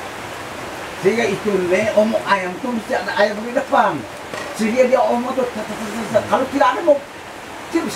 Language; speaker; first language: Indonesian; non-native, local second language; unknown